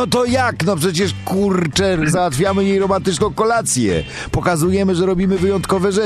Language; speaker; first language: Polish; native; Polish